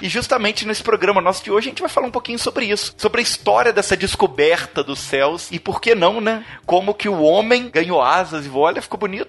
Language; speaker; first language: Portuguese; native; Portuguese